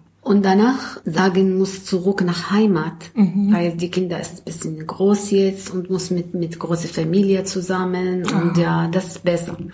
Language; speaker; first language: German; non-native, learner; Arabic